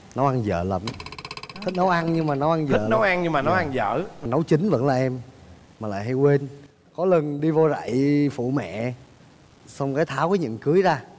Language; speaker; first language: Vietnamese; native; Vietnamese